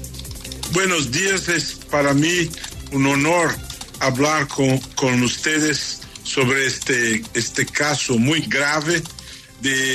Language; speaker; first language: Spanish; non-native, fluent; Portuguese